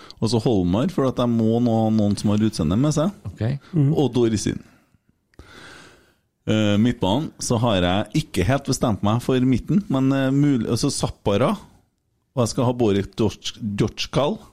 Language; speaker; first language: Norwegian; native; Norwegian